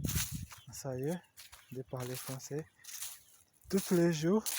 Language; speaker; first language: French; non-native, learner; Portuguese